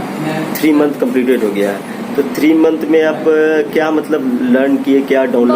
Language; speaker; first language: Hindi; native; Hindi